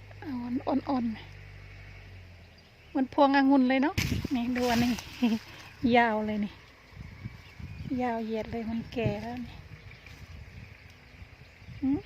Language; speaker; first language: Thai; native; Thai